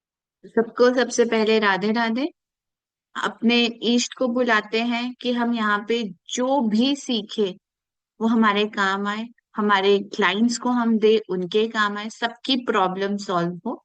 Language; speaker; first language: Hindi; native; Hindi